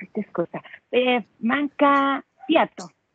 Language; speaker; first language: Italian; non-native, learner; Spanish